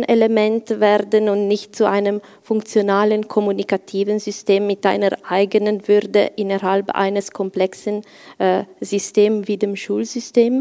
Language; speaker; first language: German; non-native, fluent; Italian